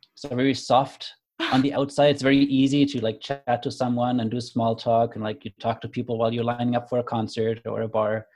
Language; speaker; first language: English; non-native, fluent; German